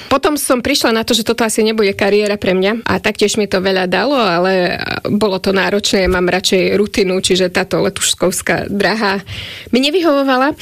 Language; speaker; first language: Slovak; native; Slovak